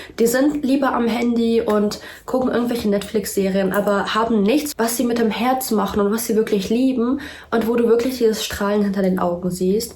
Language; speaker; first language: German; early bilingual, other home language; Russian